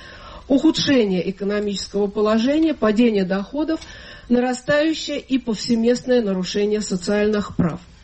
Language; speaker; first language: Russian; native; Russian